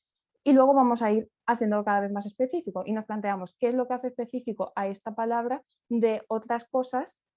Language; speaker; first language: Spanish; native; Spanish